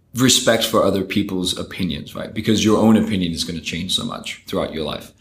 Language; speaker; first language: English; early bilingual, other home language; Danish